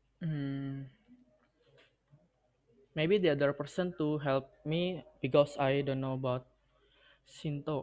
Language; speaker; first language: English; non-native, learner; Indonesian